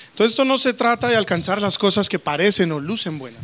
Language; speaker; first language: Spanish; native; Spanish